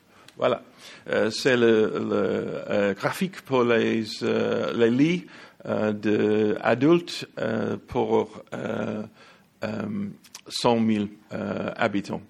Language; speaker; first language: French; non-native, learner; English